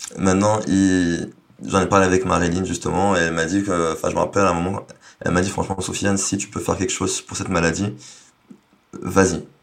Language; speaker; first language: French; non-native, local second language; Arabic